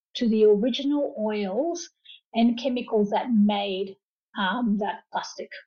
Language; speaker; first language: English; early bilingual, other home language; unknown